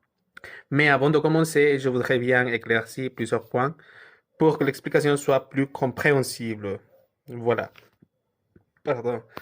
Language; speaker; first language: French; non-native, learner; Spanish